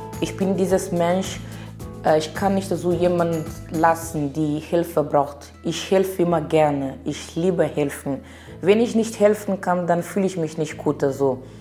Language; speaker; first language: German; non-native, learner; Portuguese